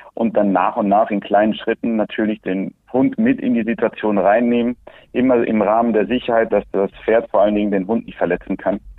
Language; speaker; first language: German; early bilingual, other home language; Spanish